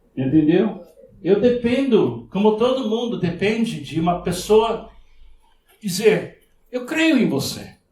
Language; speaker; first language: Portuguese; non-native, fluent; English